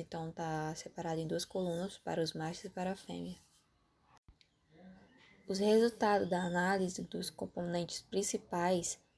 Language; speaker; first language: Portuguese; native; Portuguese